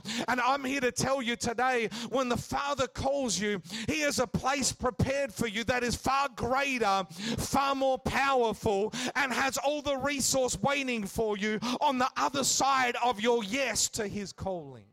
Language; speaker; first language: English; native; English